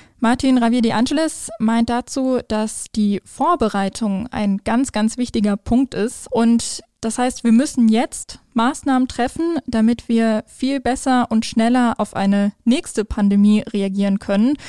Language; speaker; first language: German; native; German